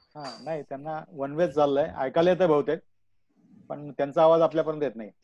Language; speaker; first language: Hindi; non-native, local second language; Marathi